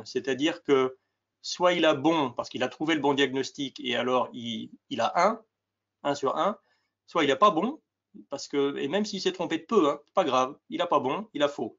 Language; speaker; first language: French; native; French